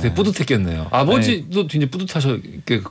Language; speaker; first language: Korean; native; Korean